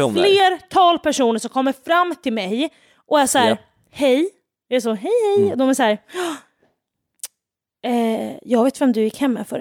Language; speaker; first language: Swedish; native; Swedish